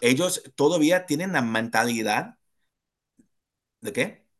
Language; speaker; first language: Spanish; non-native, learner; English